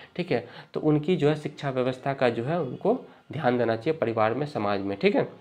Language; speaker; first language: Hindi; native; Hindi